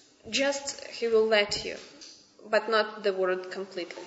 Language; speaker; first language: English; non-native, fluent; Ukrainian